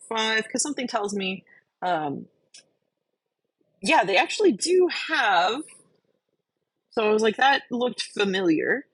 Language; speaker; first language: English; native; English